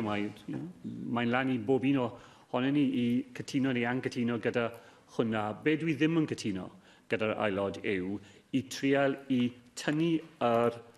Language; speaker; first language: Welsh; non-native, local second language; English